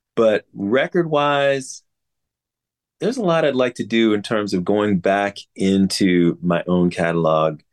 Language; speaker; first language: English; native; English